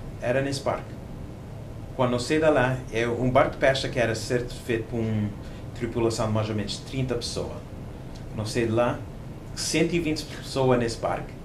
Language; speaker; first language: Portuguese; non-native, local second language; Kabuverdianu